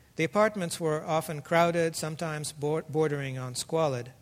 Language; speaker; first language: English; early bilingual, other home language; Russian